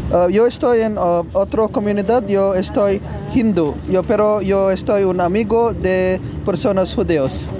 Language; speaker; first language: Spanish; non-native, learner; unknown